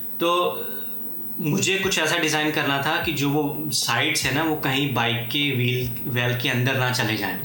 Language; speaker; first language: Hindi; native; Hindi